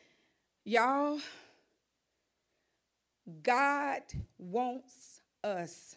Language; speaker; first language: English; native; English